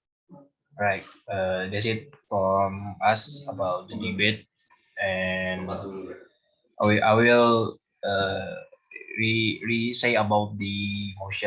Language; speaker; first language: English; non-native, learner; Indonesian